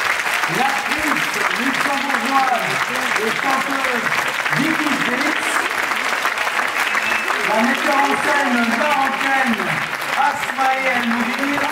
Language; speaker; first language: French; native; French